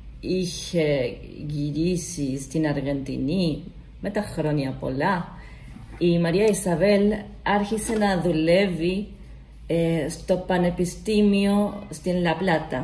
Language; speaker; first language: Greek; non-native, learner; Spanish